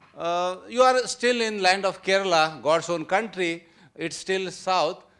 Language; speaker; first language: English; non-native, local second language; Marathi